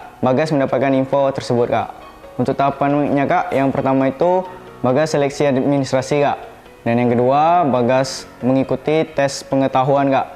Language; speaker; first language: Indonesian; native; Indonesian